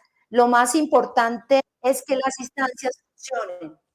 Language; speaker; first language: Spanish; native; Spanish